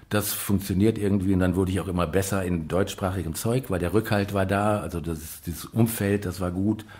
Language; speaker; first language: German; native; German